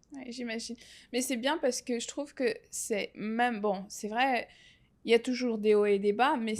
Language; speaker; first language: French; native; French